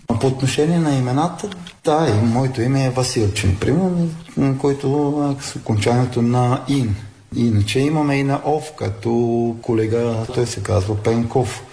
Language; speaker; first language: Bulgarian; early bilingual, heritage; Bulgarian